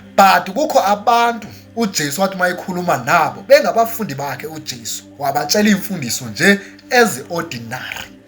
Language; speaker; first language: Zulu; non-native, local second language; Xhosa